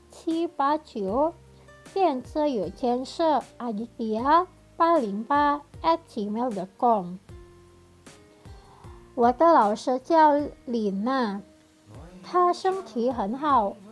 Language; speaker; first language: Chinese; non-native, fluent; Indonesian